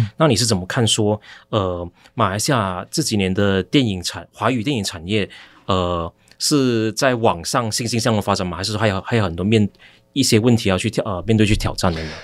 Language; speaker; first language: Chinese; native; Chinese